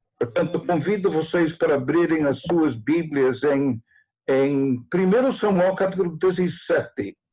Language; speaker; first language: Portuguese; non-native, fluent; English